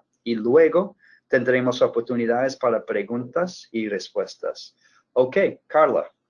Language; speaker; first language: Spanish; non-native, fluent; English